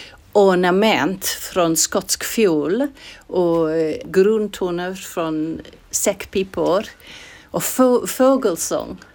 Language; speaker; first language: Swedish; non-native, fluent; English